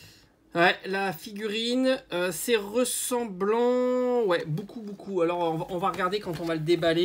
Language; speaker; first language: French; native; French